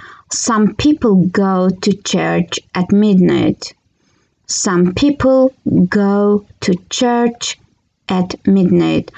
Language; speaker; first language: English; non-native, fluent; Georgian